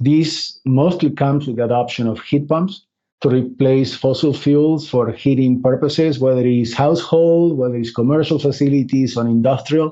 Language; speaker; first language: English; non-native, fluent; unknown